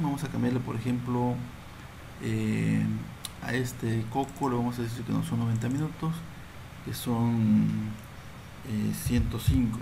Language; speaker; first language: Spanish; native; Spanish